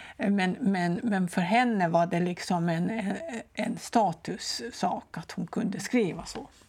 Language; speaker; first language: Swedish; native; Swedish